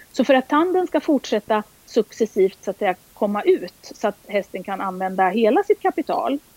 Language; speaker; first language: Swedish; native; Swedish